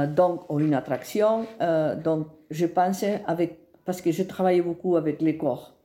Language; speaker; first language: French; non-native, fluent; Spanish